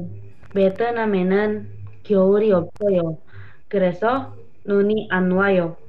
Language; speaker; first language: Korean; non-native, learner; Indonesian